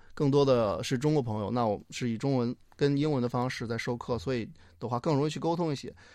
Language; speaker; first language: Chinese; native; Chinese